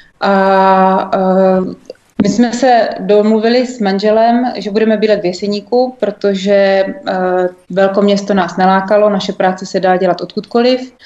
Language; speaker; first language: Czech; native; Czech